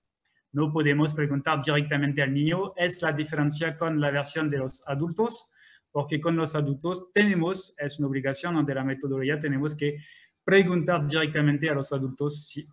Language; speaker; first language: Spanish; non-native, fluent; French